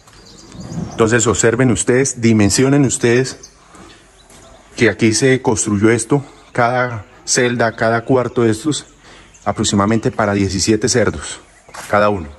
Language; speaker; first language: Spanish; native; Spanish